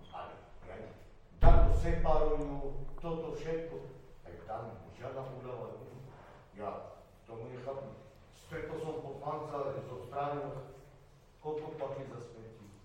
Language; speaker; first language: Slovak; non-native, local second language; Romany